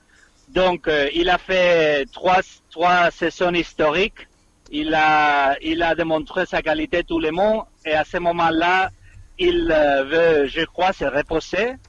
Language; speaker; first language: French; non-native, fluent; Spanish